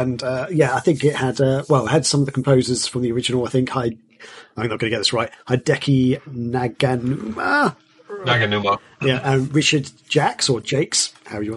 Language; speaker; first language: English; native; English